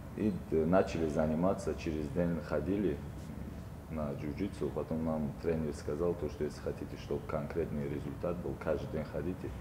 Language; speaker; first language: Russian; non-native, local second language; Tajik